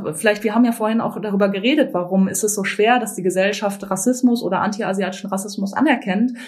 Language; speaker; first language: German; native; German